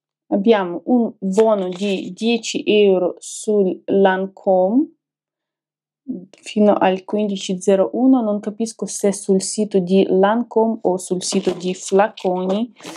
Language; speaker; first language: Italian; non-native, fluent; Ukrainian